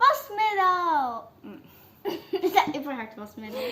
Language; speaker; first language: Dutch; early bilingual, other home language; Filipino